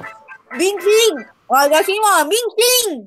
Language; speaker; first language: Spanish; native; Spanish